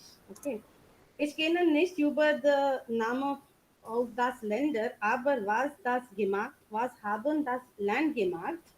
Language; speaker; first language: German; non-native, learner; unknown